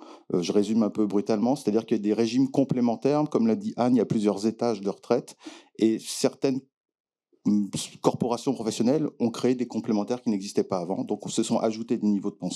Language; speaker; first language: French; native; French